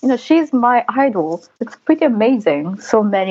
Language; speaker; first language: English; non-native, fluent; Japanese